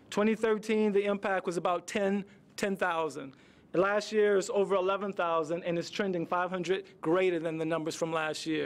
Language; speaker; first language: English; native; English